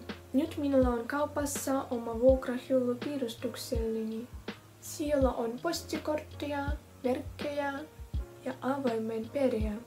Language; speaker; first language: Finnish; non-native, learner; Russian